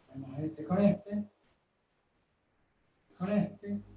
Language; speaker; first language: Spanish; native; Spanish